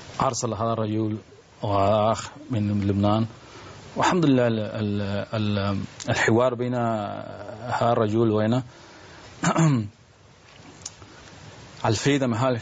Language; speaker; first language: Arabic; non-native, learner; Spanish